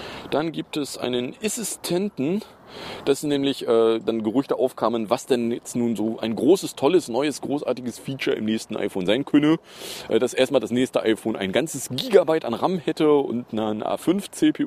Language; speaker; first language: German; native; German